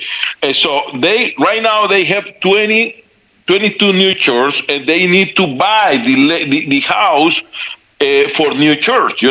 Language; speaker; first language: English; non-native, learner; Spanish